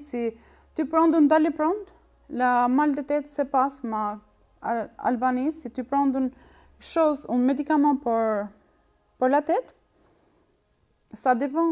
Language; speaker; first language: French; non-native, learner; Albanian